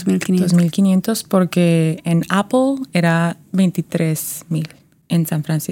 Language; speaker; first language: Spanish; early bilingual, heritage; Spanish